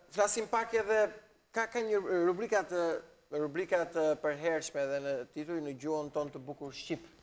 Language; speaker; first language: Albanian; native; Albanian